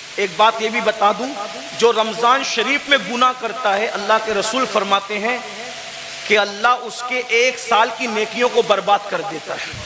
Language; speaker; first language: Urdu; native; Urdu